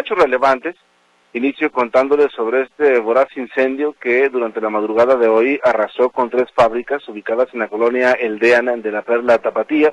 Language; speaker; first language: Spanish; native; Spanish